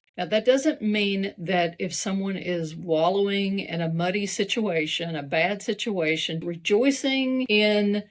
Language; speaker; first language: English; native; English